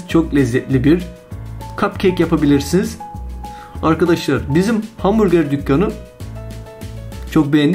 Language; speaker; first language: Turkish; non-native, fluent; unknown